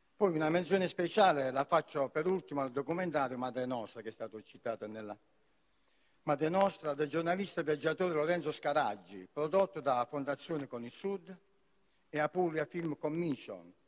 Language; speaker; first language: Italian; native; Italian